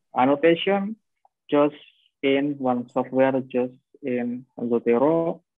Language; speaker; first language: English; non-native, fluent; Indonesian